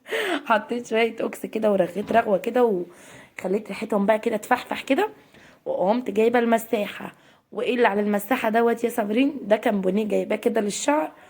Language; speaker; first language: Arabic; native; Arabic